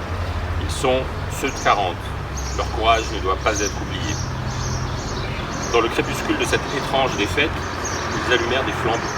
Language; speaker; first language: French; native; French